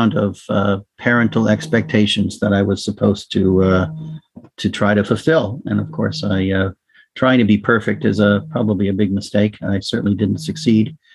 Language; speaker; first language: English; native; English